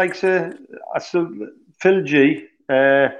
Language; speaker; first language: English; native; English